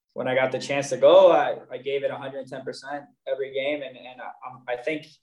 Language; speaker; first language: English; native; English